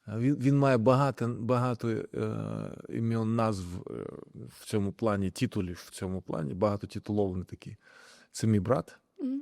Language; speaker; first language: Ukrainian; non-native, local second language; Russian